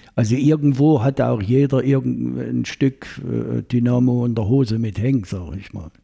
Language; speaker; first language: German; native; German